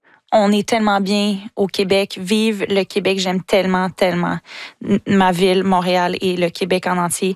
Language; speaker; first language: French; native; French